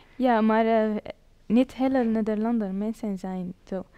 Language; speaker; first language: Dutch; non-native, learner; Arabic